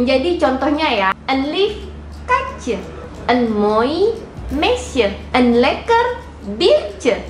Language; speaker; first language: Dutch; non-native, learner; Indonesian